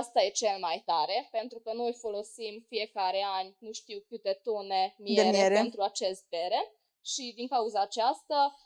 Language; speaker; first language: Romanian; non-native, local second language; Hungarian